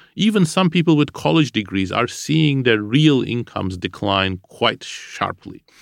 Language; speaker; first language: English; non-native, fluent; Armenian